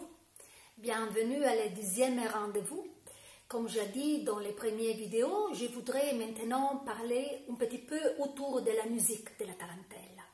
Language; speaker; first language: French; non-native, fluent; Italian